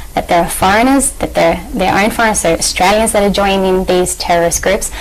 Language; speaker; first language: English; native; English